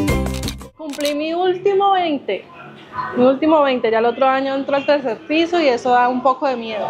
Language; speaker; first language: Spanish; native; Spanish